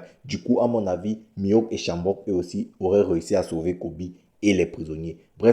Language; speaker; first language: French; native; French